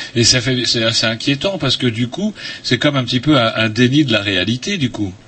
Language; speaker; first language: French; native; French